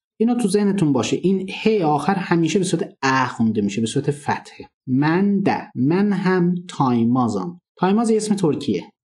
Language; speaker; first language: Persian; non-native, local second language; Azerbaijani